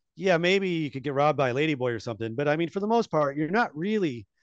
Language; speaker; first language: English; native; English